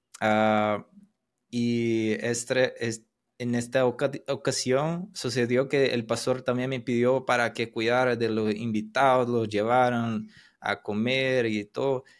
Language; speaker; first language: Spanish; non-native, fluent; Portuguese